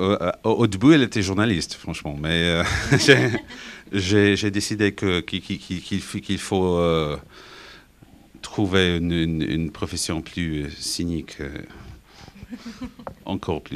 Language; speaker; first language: French; non-native, fluent; English